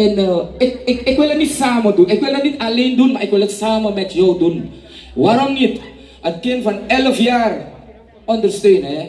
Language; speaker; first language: Dutch; non-native, fluent; Javanese